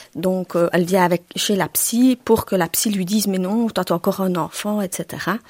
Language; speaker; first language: French; early bilingual, other home language; Turkish